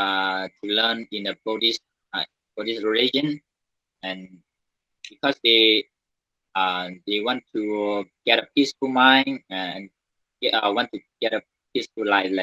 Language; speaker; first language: English; non-native, learner; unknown